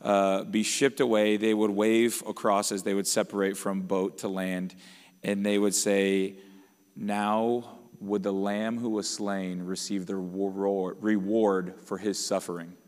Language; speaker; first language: English; native; English